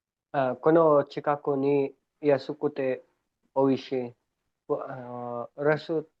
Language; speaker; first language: Japanese; non-native, learner; Filipino